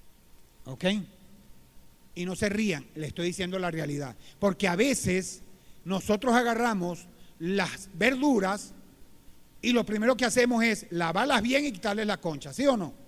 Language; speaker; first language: Spanish; native; Spanish